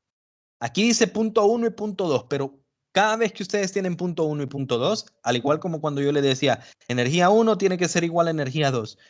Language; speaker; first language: Spanish; native; Spanish